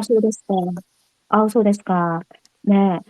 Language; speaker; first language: Japanese; non-native, fluent; Korean